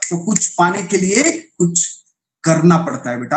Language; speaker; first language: Hindi; non-native, local second language; Marathi